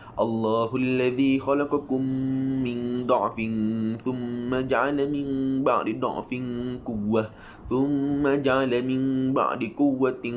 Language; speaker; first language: Arabic; non-native, learner; Malay